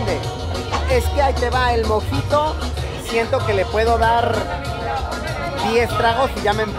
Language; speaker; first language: Spanish; native; Spanish